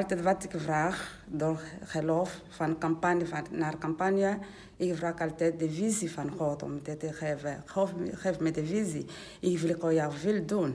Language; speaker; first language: Dutch; non-native, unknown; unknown